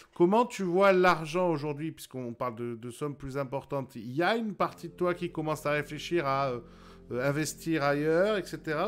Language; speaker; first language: French; native; French